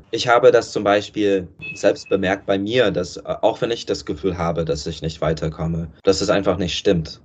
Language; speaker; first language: German; non-native, fluent; English